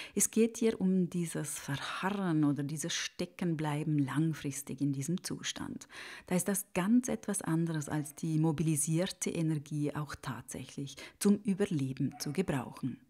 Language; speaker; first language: German; native; German